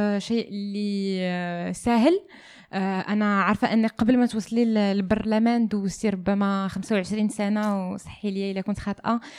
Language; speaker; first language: Arabic; native; Arabic